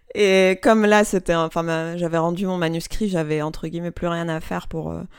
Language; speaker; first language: French; non-native, local second language; Arabic